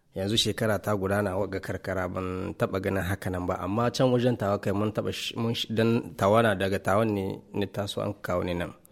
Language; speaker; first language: Hausa; native; Hausa